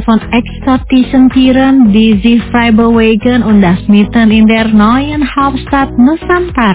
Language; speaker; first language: German; non-native, fluent; Indonesian